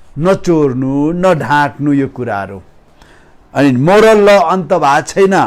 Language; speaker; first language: Nepali; non-native, local second language; Limbu